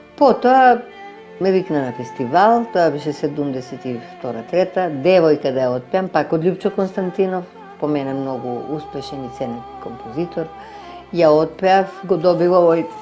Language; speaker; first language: Macedonian; native; Macedonian